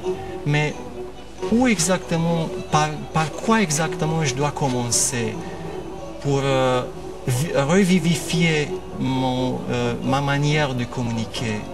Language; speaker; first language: French; non-native, fluent; Romanian